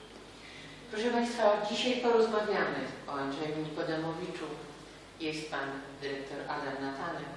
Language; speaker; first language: Polish; native; Polish